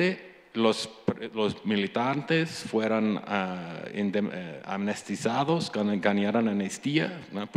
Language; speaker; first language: Spanish; non-native, fluent; English